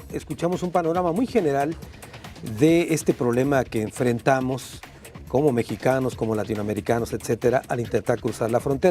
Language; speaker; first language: Spanish; native; Spanish